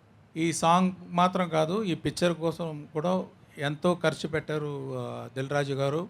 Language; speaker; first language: Telugu; non-native, learner; Tamil